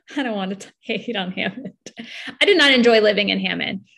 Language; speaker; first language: English; native; English